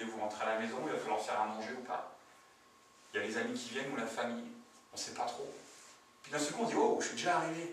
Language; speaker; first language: French; native; French